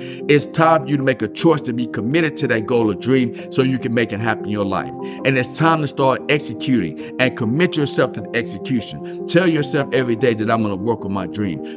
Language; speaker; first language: English; native; English